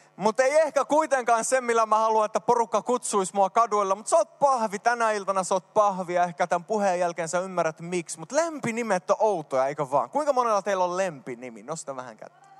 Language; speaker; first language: Finnish; early bilingual, heritage; Finnish